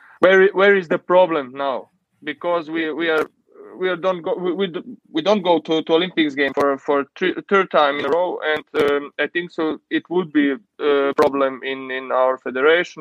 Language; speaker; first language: English; non-native, learner; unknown